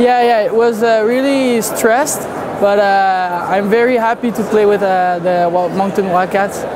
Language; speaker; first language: English; non-native, learner; French